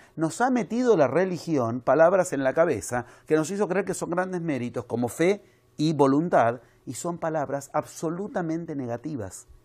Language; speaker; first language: Spanish; native; Spanish